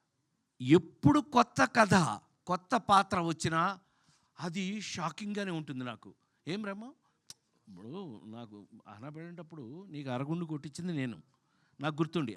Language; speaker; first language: Telugu; native; Telugu